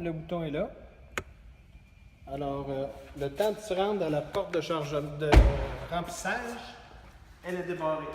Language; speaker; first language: French; native; French